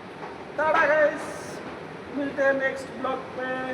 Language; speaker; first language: Hindi; non-native, learner; Bangla